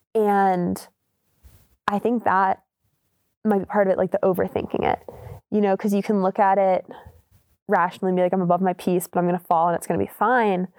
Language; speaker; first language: English; native; English